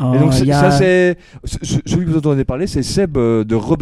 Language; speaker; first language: French; native; French